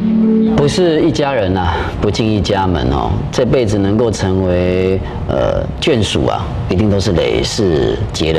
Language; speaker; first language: Chinese; native; Chinese